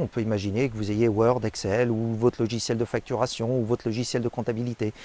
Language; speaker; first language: French; native; French